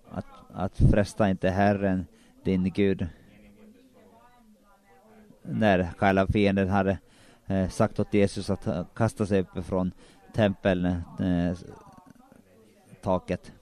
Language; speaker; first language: Swedish; non-native, local second language; Finnish